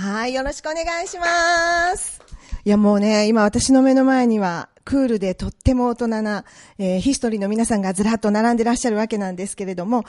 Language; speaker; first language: Japanese; native; Japanese